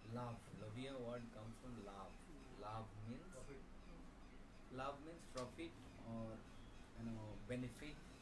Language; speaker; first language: Hindi; non-native, local second language; Bangla